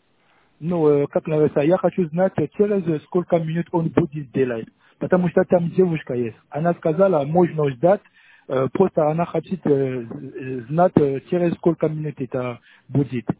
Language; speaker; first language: Russian; non-native, fluent; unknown